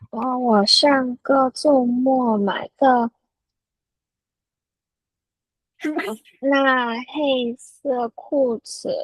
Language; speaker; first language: Chinese; non-native, learner; Vietnamese